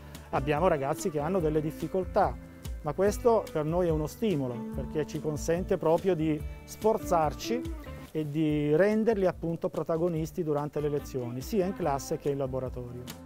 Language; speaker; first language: Italian; native; Italian